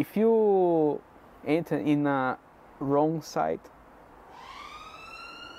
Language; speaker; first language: English; non-native, learner; Portuguese